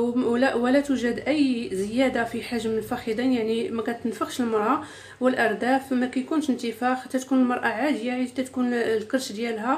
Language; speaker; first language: Arabic; native; Arabic